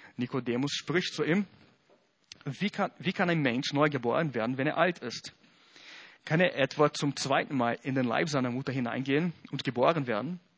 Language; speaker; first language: German; non-native, fluent; Portuguese